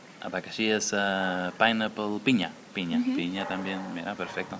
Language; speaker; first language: Spanish; non-native, fluent; Dutch